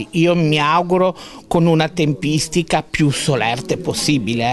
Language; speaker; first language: Italian; native; Italian